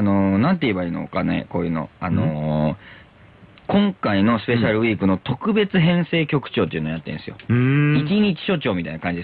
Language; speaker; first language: Japanese; native; Japanese